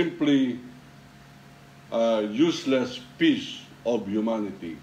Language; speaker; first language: English; non-native, local second language; Filipino